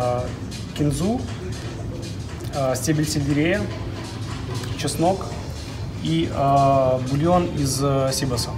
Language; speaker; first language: Russian; native; Russian